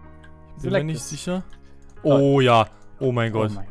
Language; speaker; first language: German; native; German